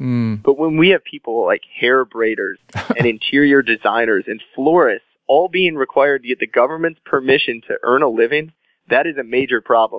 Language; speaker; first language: English; native; English